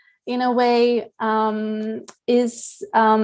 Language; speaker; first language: English; non-native, fluent; Spanish